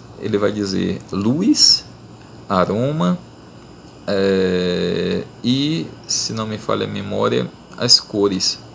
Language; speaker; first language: Portuguese; native; Portuguese